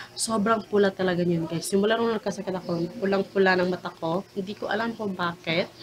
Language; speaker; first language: Filipino; non-native, local second language; Cebuano